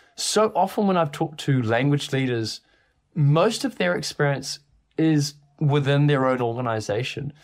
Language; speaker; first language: English; native; English